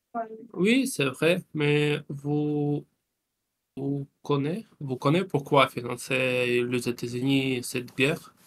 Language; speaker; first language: French; non-native, learner; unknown